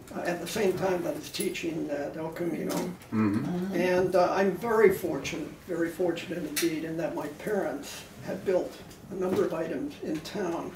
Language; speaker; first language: English; native; English